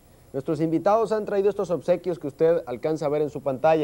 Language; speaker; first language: Spanish; native; Spanish